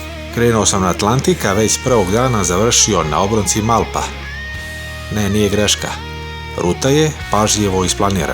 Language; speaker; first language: Serbian; native; Serbian